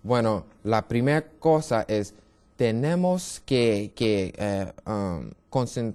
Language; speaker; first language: Spanish; non-native, learner; English